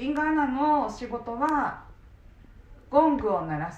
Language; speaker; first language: Japanese; native; Japanese